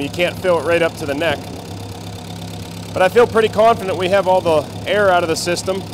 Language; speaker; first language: English; native; English